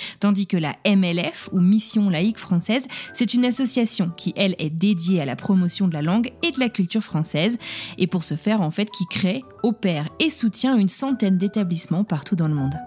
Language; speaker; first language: French; native; French